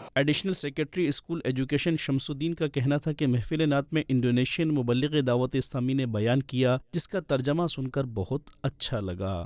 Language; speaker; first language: Urdu; native; Urdu